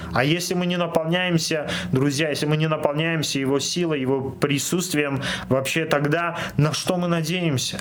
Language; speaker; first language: Russian; non-native, local second language; Armenian